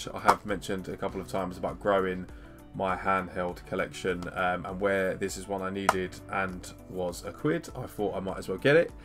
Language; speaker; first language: English; native; English